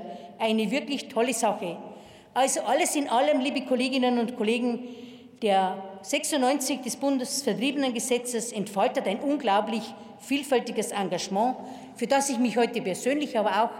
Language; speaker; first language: German; native; German